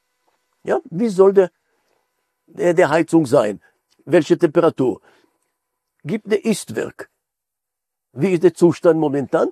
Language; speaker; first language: German; non-native, fluent; Hebrew